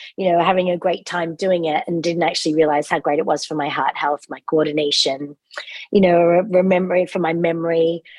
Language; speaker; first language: English; native; English